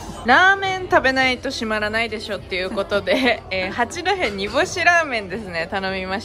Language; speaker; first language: Japanese; native; Japanese